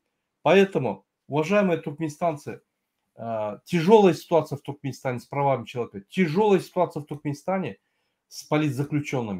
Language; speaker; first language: Russian; non-native, fluent; Turkmen